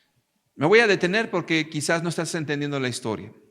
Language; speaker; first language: Spanish; native; Spanish